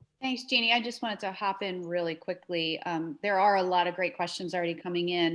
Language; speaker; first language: English; native; English